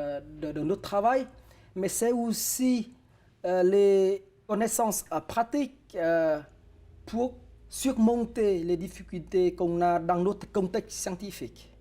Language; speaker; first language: French; non-native, fluent; Vietnamese